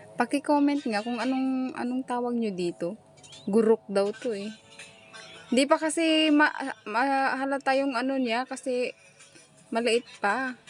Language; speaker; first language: Filipino; non-native, local second language; Iloko